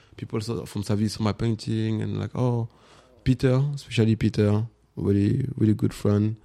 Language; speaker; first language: English; non-native, fluent; French